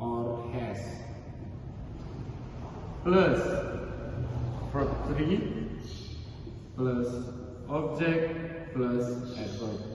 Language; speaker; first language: English; non-native, learner; Indonesian